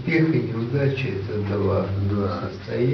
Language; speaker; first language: Russian; native; Russian